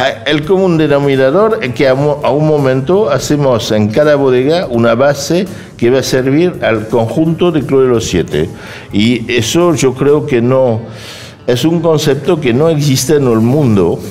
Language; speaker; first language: Spanish; non-native, fluent; French